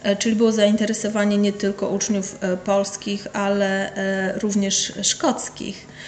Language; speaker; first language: Polish; native; Polish